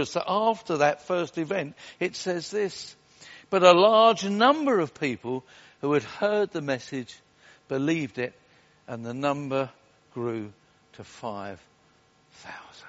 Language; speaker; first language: English; native; English